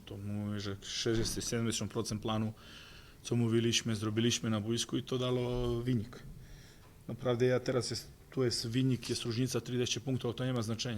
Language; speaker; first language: Polish; non-native, fluent; Croatian